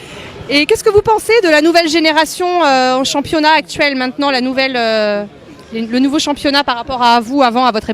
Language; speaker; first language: French; native; French